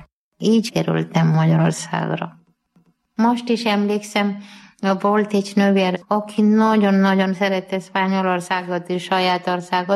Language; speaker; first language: Hungarian; non-native, learner; Malayalam